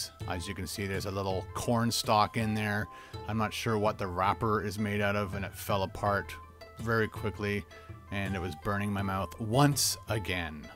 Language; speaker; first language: English; native; English